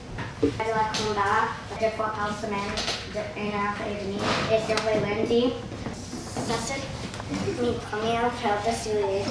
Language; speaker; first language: French; non-native, learner; English